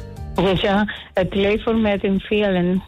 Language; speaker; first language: Dutch; non-native, learner; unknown